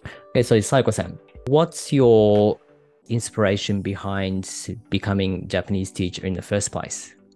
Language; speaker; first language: English; non-native, fluent; Japanese